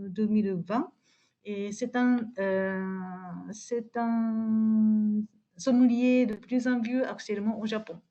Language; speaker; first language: French; non-native, fluent; Japanese